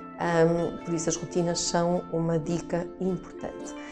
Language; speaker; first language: Portuguese; native; Portuguese